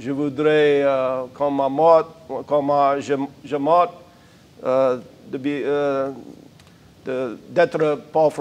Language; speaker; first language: French; non-native, local second language; English